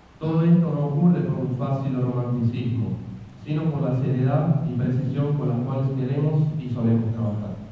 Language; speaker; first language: Spanish; non-native, fluent; Italian